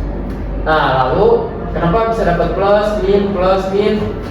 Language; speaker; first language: Indonesian; native; Indonesian